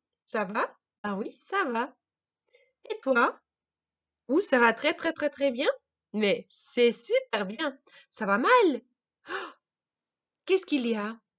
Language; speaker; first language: French; non-native, fluent; German